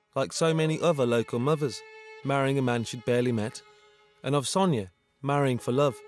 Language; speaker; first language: English; native; English